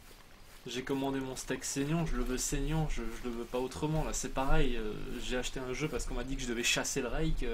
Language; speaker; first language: French; native; French